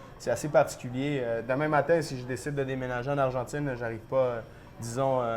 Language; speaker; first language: French; early bilingual, other home language; Spanish